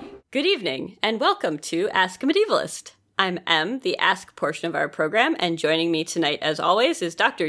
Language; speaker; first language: English; native; English